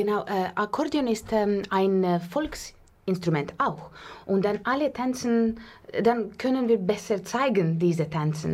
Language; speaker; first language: German; non-native, fluent; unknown